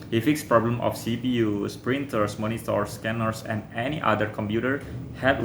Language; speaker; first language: English; non-native, fluent; Indonesian